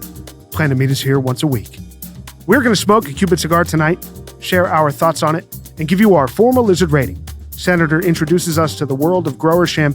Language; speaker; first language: English; native; English